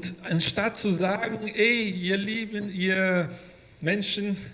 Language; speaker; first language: German; non-native, fluent; Portuguese